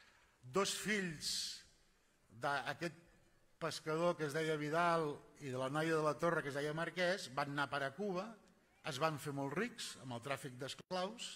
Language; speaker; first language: Catalan; native; Catalan